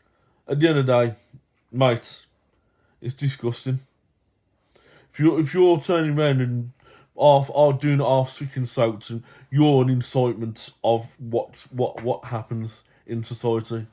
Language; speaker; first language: English; native; English